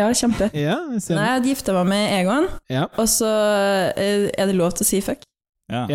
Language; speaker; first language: Norwegian; native; Norwegian